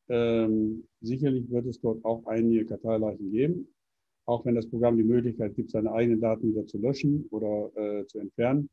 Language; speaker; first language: German; native; German